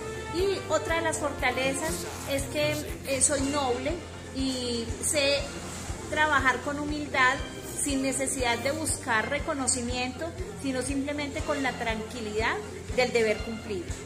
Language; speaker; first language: Spanish; native; Spanish